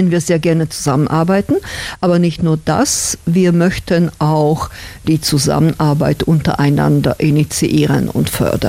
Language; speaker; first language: German; non-native, fluent; Slovak